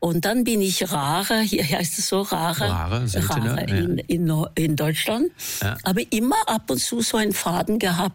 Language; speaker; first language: German; non-native, fluent; Norwegian